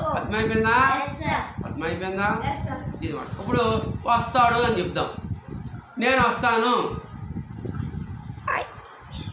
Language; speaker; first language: Telugu; native; Telugu